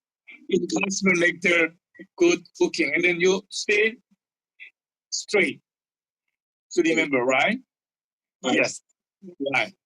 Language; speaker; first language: English; non-native, learner; Korean